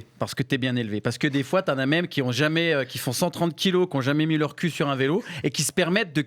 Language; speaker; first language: French; native; French